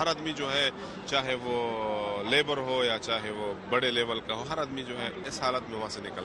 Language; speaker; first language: Hindi; non-native, fluent; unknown